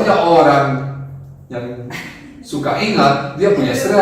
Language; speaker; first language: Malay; non-native, fluent; Dutch